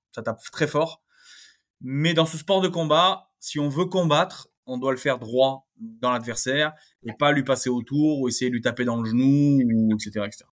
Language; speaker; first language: French; native; French